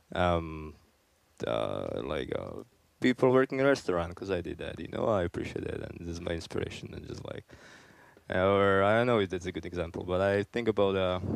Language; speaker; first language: English; non-native, fluent; Slovak